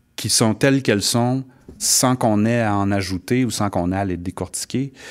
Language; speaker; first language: French; native; French